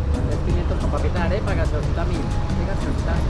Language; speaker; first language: Spanish; native; Spanish